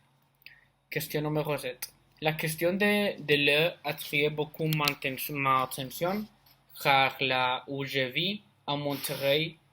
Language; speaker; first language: French; non-native, learner; Spanish